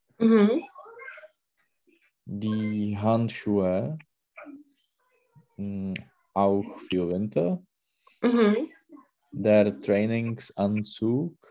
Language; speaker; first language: German; non-native, learner; Czech